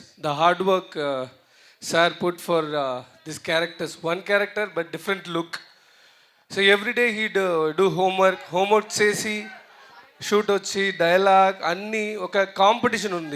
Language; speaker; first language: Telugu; non-native, learner; Tamil